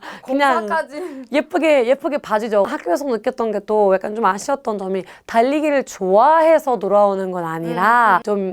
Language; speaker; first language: Korean; non-native, fluent; German